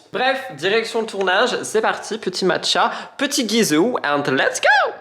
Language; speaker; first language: French; native; French